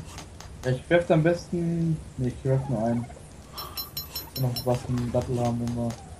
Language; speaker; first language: German; native; German